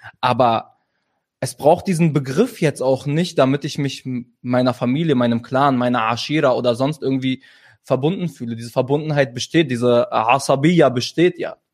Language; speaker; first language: German; early bilingual, other home language; Arabic